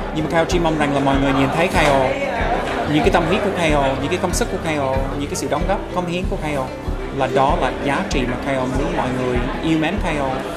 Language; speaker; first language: Vietnamese; non-native, fluent; English